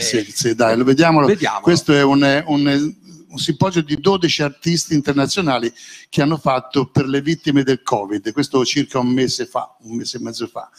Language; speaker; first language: Italian; native; Italian